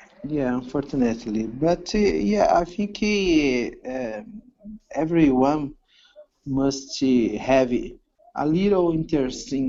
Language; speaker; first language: English; non-native, learner; Portuguese